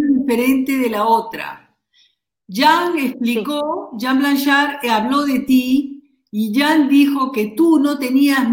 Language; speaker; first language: Spanish; native; Spanish